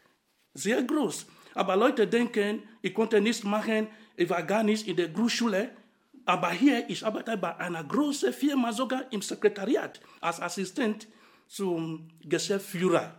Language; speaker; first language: German; non-native, fluent; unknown